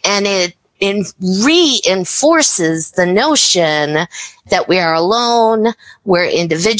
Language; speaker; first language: English; native; English